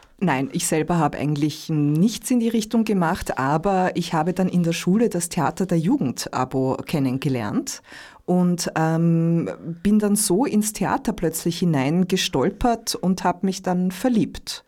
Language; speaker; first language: German; native; German